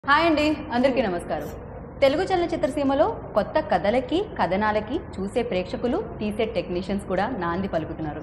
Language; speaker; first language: Telugu; native; Telugu